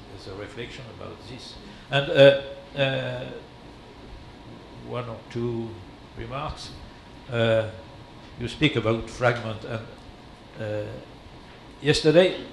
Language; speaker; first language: English; non-native, learner; French